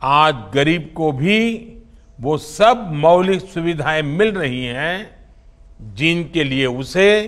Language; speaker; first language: Hindi; non-native, local second language; Gujarati